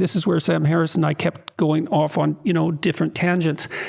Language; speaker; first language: English; native; English